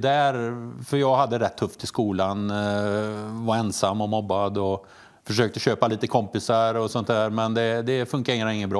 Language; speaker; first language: Swedish; native; Swedish